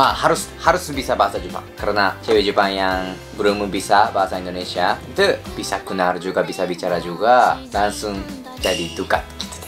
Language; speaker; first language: Indonesian; non-native, learner; Japanese